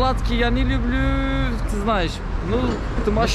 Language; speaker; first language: Russian; non-native, learner; Turkish